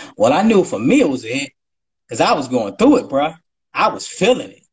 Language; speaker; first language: English; native; English